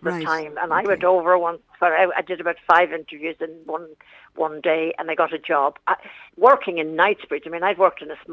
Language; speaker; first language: English; native; English